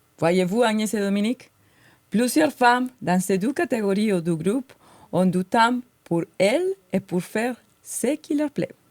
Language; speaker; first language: French; non-native, fluent; Spanish